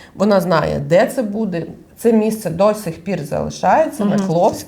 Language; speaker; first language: Ukrainian; non-native, local second language; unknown